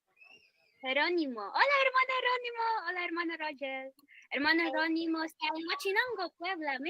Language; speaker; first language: Spanish; non-native, fluent; English